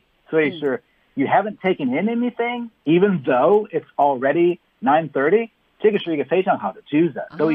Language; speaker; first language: Chinese; non-native, fluent; English